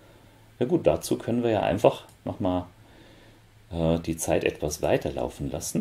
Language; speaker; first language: German; native; German